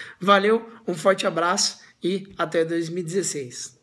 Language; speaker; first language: Portuguese; native; Portuguese